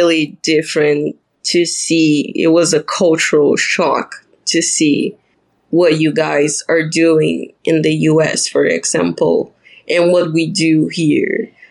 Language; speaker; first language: English; non-native, fluent; Portuguese